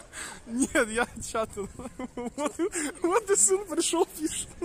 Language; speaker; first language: Russian; native; Russian